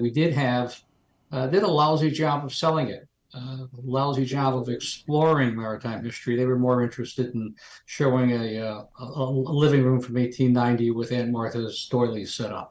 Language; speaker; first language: English; native; English